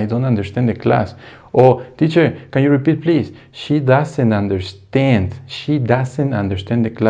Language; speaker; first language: English; non-native, fluent; Spanish